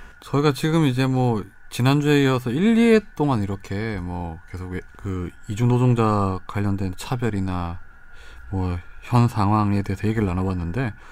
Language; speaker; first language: Korean; native; Korean